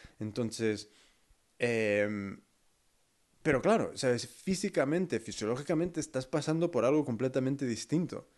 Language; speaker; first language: Spanish; early bilingual, heritage; Spanish